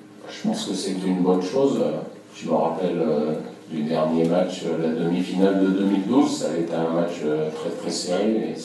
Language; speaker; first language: French; native; French